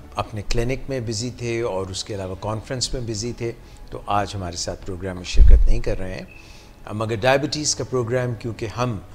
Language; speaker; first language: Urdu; native; Urdu